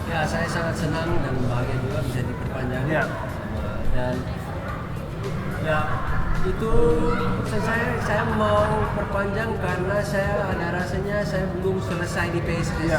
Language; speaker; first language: Indonesian; non-native, fluent; Dutch